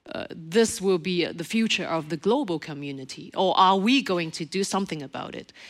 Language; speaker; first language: English; native; English